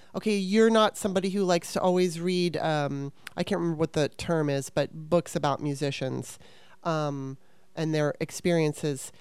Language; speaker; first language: English; native; English